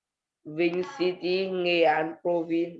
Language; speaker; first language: English; non-native, learner; Vietnamese